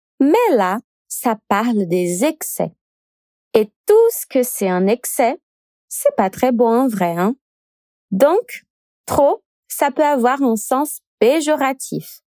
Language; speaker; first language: French; non-native, fluent; Portuguese